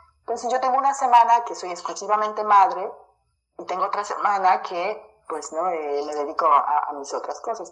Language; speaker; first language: Spanish; native; Spanish